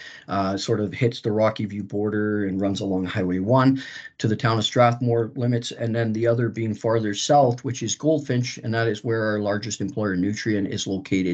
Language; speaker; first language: English; native; English